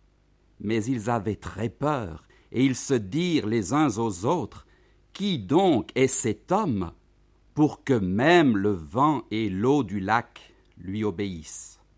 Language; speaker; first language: French; native; French